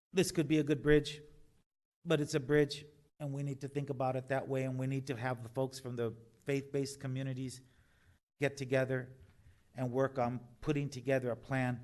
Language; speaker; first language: English; native; English